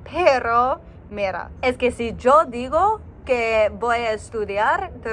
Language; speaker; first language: Spanish; non-native, learner; English